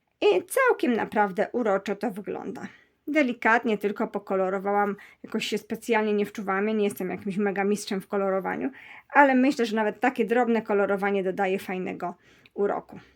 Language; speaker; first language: Polish; native; Polish